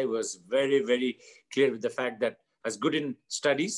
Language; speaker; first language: English; non-native, local second language; Nepali